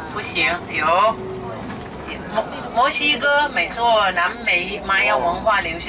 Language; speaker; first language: Chinese; non-native, fluent; Arabic